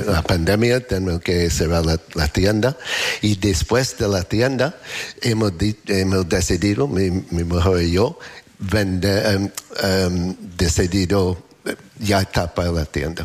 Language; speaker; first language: Spanish; non-native, learner; English